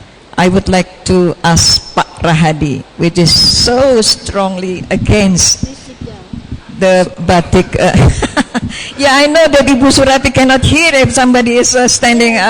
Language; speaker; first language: English; non-native, fluent; Indonesian